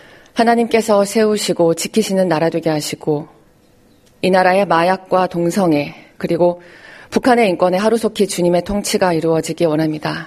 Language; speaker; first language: Korean; native; Korean